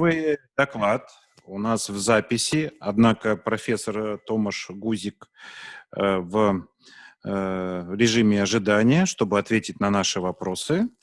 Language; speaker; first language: Russian; native; Russian